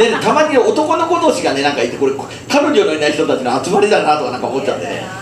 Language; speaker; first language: Japanese; native; Japanese